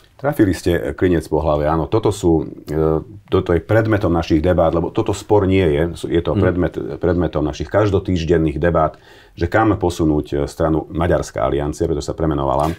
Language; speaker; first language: Slovak; non-native, local second language; Hungarian